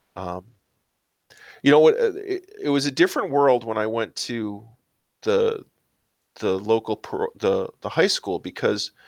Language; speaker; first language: English; native; English